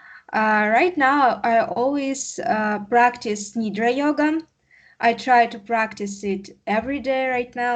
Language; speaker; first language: English; non-native, learner; Russian